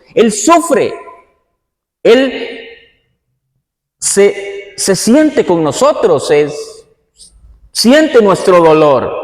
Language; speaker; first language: Spanish; native; Spanish